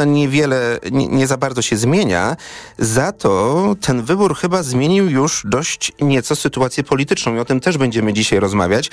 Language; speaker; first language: Polish; native; Polish